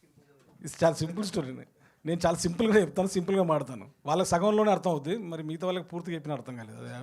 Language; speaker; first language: Telugu; native; Telugu